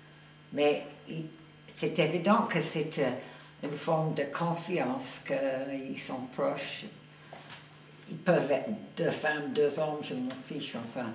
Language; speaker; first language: French; non-native, fluent; English